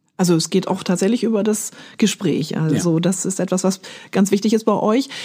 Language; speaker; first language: German; native; German